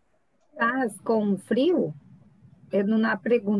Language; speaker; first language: Spanish; non-native, learner; Portuguese